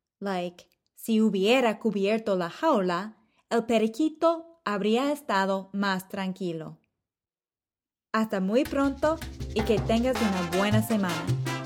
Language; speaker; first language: Spanish; non-native, fluent; English